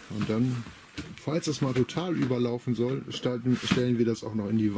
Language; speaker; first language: German; native; German